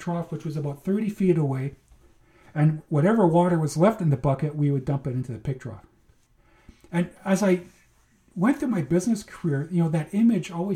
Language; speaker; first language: English; native; English